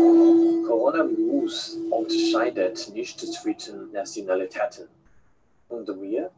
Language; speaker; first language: German; non-native, learner; Chinese